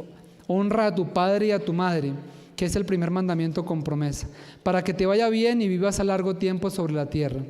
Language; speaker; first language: Spanish; native; Spanish